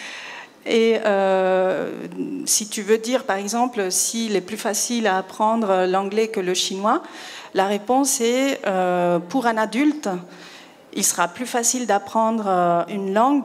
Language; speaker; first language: French; non-native, fluent; Spanish